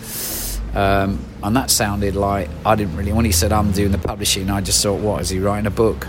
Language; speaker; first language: English; native; English